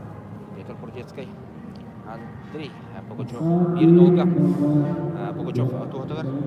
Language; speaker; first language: Russian; non-native, local second language; Yakut